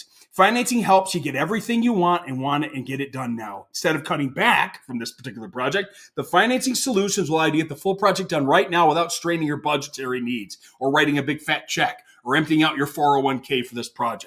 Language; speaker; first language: English; native; English